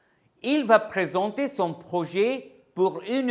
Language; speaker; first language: French; non-native, fluent; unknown